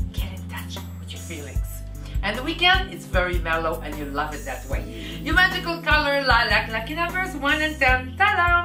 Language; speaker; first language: English; native; English